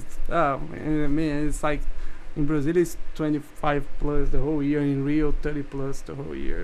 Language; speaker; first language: English; non-native, fluent; Portuguese